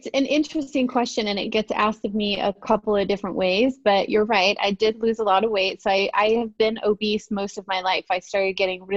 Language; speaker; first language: English; native; English